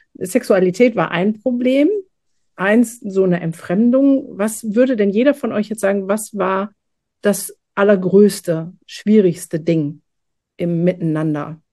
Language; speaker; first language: German; native; German